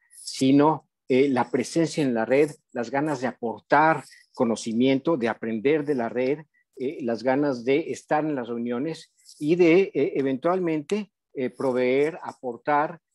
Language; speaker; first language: Spanish; native; Spanish